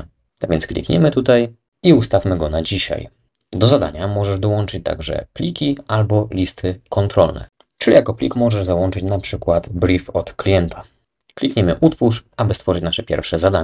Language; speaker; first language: Polish; native; Polish